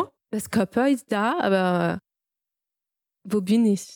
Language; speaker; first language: German; non-native, learner; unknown